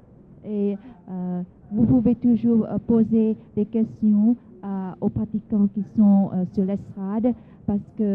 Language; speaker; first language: French; non-native, fluent; Vietnamese